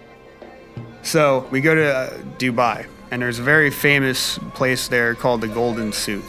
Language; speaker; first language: English; native; English